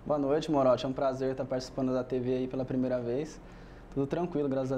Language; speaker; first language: Portuguese; native; Portuguese